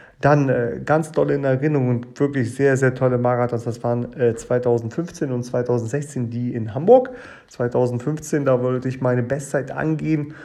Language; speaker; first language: German; early bilingual, other home language; Russian